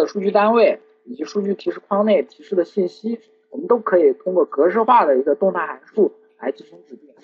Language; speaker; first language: Chinese; native; Chinese